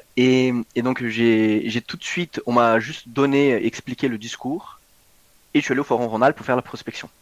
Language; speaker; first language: French; non-native, fluent; Portuguese